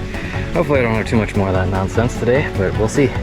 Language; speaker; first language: English; native; English